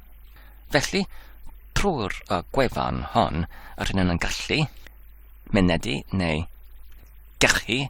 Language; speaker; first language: Welsh; non-native, learner; English